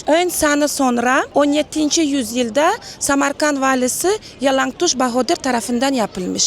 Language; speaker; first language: Turkish; non-native, learner; Uzbek